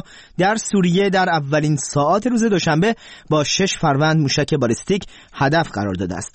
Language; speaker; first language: Persian; native; Persian